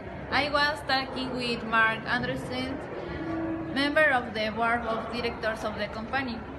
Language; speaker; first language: English; non-native, learner; Spanish